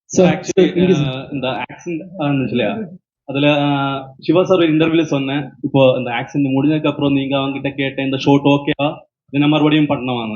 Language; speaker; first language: Tamil; non-native, local second language; Malayalam